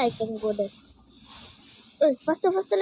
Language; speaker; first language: English; non-native, local second language; Malay